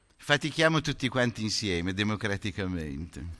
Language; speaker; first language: Italian; native; Italian